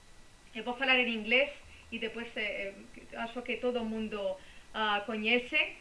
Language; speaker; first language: Portuguese; non-native, fluent; Spanish